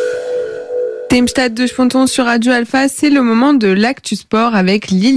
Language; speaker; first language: French; native; French